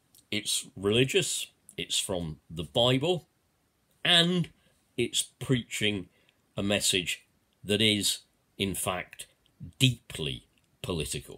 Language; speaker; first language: English; native; English